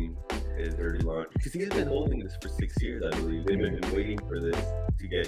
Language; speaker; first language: English; native; English